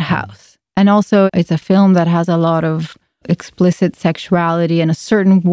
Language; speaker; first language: English; non-native, fluent; Italian